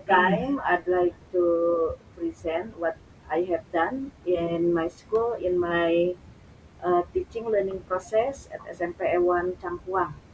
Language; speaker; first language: English; non-native, learner; Indonesian